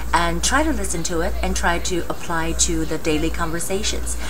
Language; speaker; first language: English; non-native, fluent; Chinese